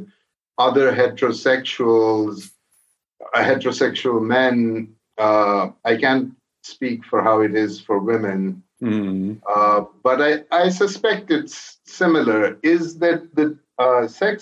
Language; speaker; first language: English; non-native, local second language; Urdu